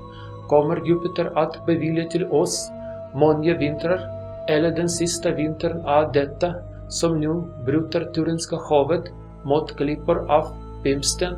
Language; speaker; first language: Swedish; non-native, learner; Russian